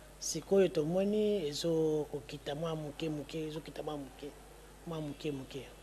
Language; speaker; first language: Lingala; non-native, local second language; Kongo